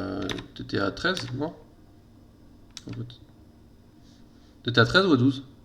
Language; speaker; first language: French; native; French